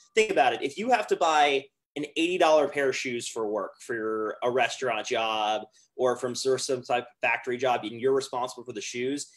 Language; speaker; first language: English; native; English